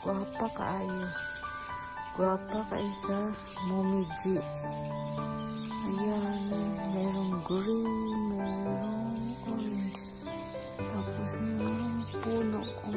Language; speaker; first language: Filipino; non-native, local second language; Cebuano